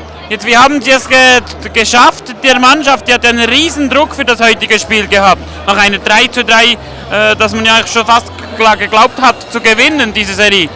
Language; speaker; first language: German; native; German